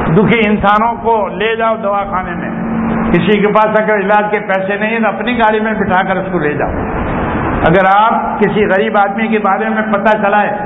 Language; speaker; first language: Urdu; non-native, local second language; Gujarati